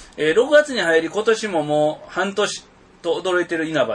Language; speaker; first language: Japanese; native; Japanese